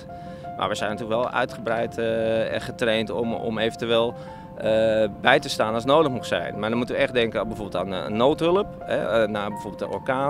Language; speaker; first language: Dutch; native; Dutch